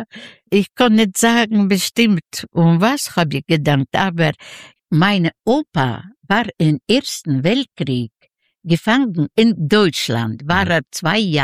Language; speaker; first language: German; non-native, learner; Yiddish